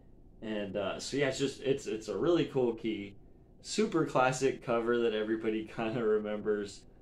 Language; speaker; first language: English; native; English